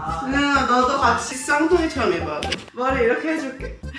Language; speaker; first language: Korean; early bilingual, heritage; English